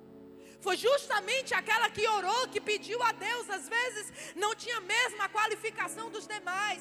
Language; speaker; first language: Portuguese; native; Portuguese